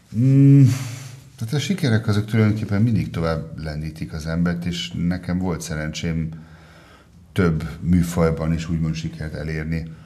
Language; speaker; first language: Hungarian; early bilingual, heritage; Hungarian